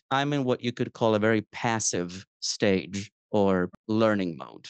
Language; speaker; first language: English; non-native, fluent; Spanish